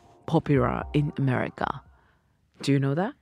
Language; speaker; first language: English; non-native, learner; Japanese